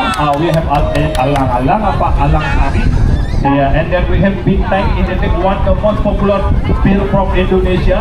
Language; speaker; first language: English; non-native, learner; Indonesian